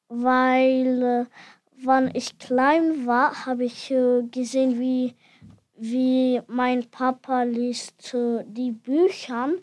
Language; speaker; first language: German; non-native, learner; Ukrainian